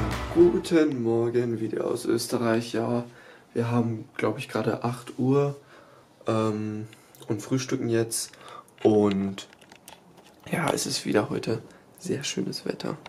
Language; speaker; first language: German; native; German